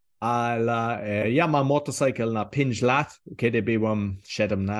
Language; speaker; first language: Polish; non-native, learner; English